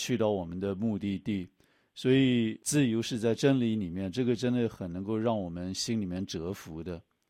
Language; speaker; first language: Chinese; native; Chinese